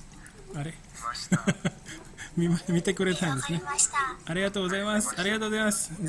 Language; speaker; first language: Japanese; non-native, fluent; Indonesian